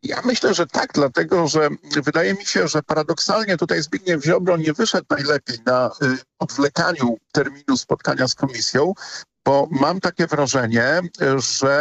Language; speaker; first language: Polish; native; Polish